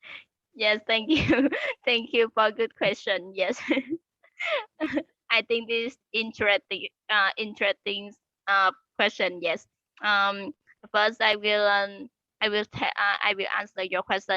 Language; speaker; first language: English; non-native, learner; Vietnamese